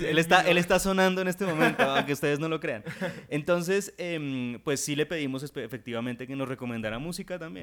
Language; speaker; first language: Spanish; native; Spanish